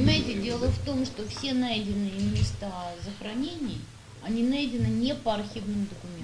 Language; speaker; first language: Russian; native; Russian